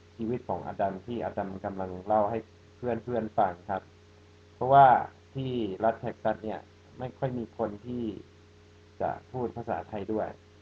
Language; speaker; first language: Thai; non-native, fluent; English